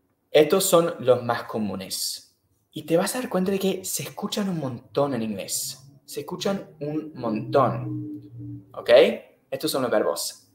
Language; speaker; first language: Spanish; non-native, fluent; English